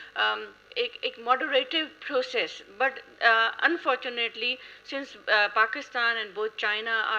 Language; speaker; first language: English; non-native, local second language; Urdu